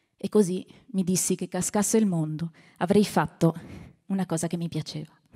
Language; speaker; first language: Italian; native; Italian